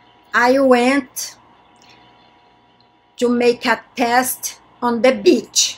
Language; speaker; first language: English; non-native, learner; Portuguese